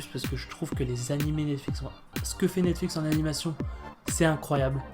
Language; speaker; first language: French; native; French